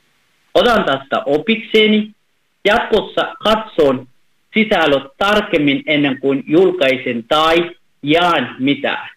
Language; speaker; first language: Finnish; non-native, fluent; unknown